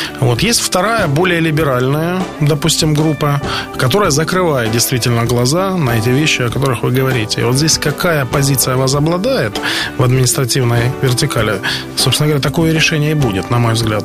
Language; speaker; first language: Russian; native; Russian